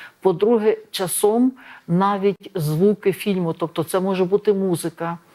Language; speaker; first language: Ukrainian; native; Ukrainian